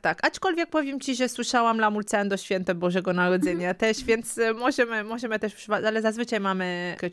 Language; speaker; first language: Polish; non-native, fluent; Romanian